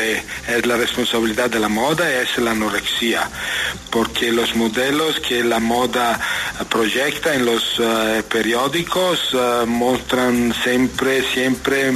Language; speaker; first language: Spanish; non-native, learner; Italian